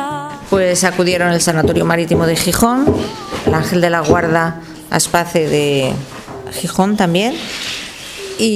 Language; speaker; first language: Spanish; native; Spanish